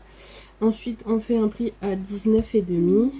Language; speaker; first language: French; native; French